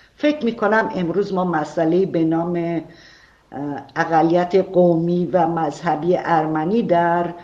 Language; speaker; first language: Persian; non-native, local second language; Armenian